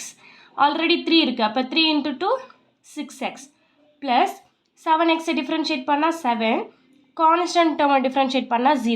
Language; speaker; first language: Tamil; native; Tamil